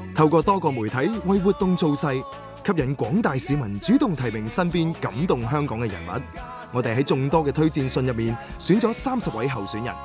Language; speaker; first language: Cantonese; native; Cantonese